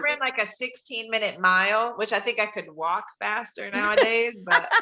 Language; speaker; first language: English; native; English